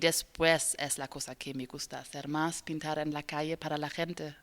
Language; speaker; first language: Spanish; non-native, learner; German